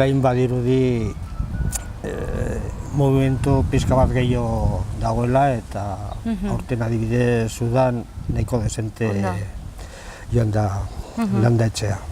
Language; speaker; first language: Basque; non-native, local second language; Spanish